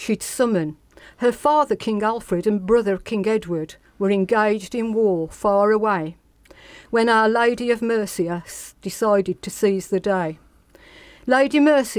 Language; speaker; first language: English; native; English